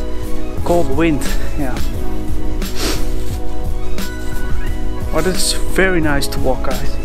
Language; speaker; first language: English; non-native, fluent; Dutch